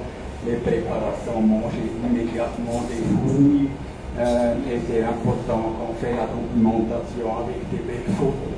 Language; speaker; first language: French; non-native, fluent; German